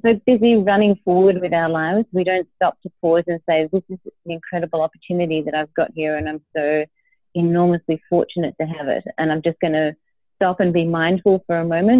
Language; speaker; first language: English; native; English